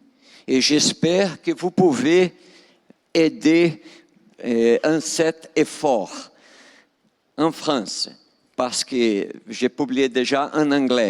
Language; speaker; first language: French; non-native, fluent; Portuguese